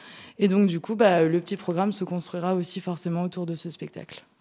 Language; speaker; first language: French; native; French